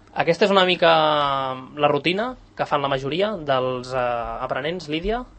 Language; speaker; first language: Catalan; native; Catalan